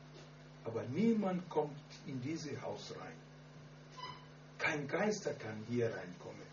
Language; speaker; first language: German; non-native, learner; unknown